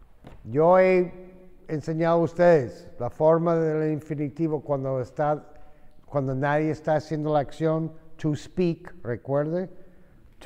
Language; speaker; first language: Spanish; non-native, fluent; English